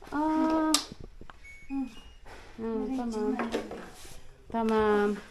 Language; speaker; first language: Turkish; non-native, learner; Filipino